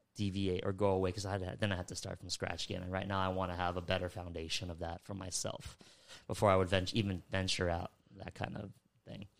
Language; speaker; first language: English; early bilingual, other home language; Filipino